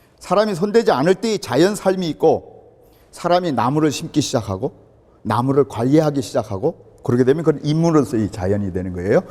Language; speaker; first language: Korean; native; Korean